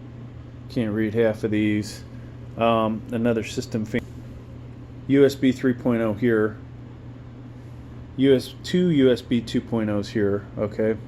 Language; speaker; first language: English; native; English